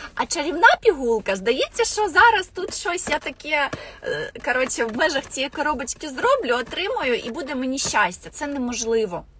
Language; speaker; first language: Ukrainian; non-native, local second language; Russian